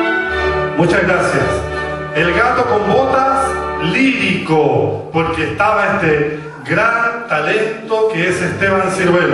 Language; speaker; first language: Spanish; native; Spanish